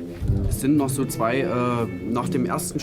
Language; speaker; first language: German; native; German